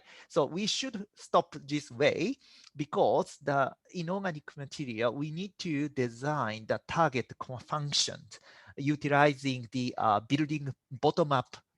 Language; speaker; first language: English; non-native, fluent; Japanese